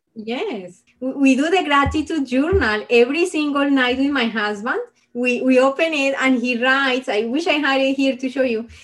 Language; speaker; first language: English; non-native, fluent; Spanish